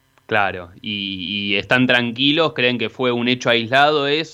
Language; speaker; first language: Spanish; native; Spanish